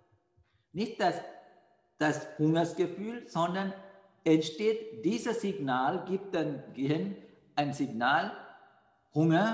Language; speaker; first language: German; non-native, fluent; Sinhala